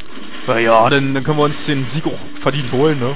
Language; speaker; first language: German; native; German